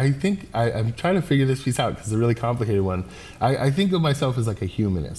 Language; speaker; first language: English; native; English